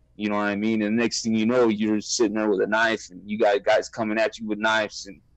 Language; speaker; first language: English; native; English